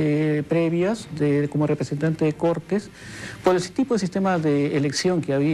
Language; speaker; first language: Spanish; native; Spanish